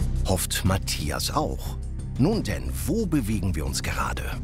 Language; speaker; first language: German; native; German